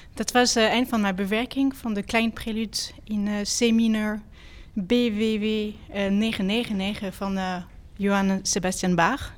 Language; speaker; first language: Dutch; non-native, fluent; French